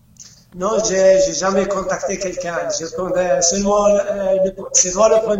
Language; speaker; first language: French; non-native, learner; Arabic